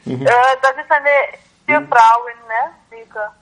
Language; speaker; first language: German; non-native, learner; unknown